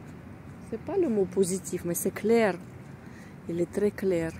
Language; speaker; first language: French; non-native, fluent; Russian